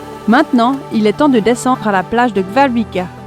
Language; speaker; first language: French; native; French